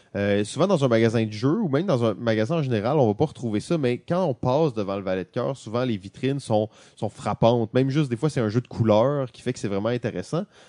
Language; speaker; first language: French; native; French